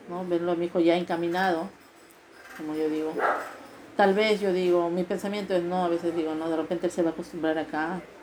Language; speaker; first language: Spanish; native; Spanish